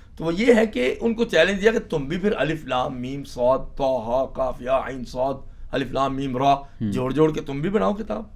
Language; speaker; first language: Urdu; native; Urdu